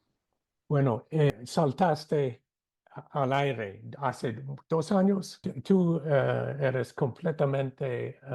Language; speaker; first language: Spanish; non-native, fluent; English